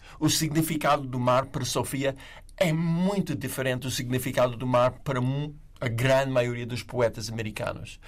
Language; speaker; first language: Portuguese; non-native, fluent; English